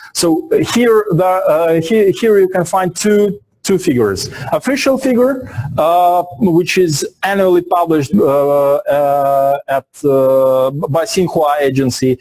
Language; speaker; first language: English; non-native, fluent; Russian